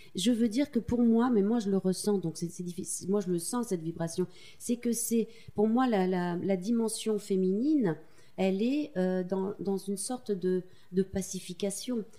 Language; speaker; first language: French; native; French